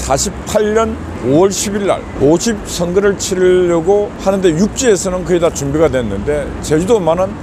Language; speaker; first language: Korean; native; Korean